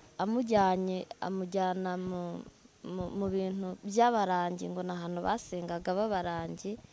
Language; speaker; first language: Kinyarwanda; native; Kinyarwanda